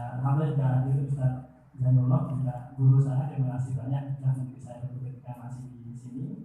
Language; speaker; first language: Indonesian; non-native, local second language; Madurese